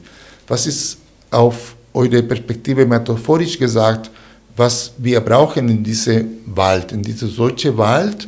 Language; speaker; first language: German; non-native, fluent; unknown